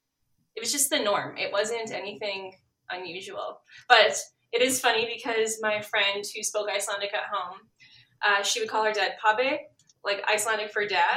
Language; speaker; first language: English; native; English